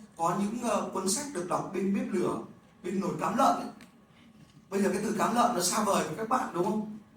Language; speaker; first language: Vietnamese; native; Vietnamese